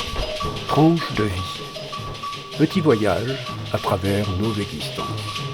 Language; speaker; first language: French; native; French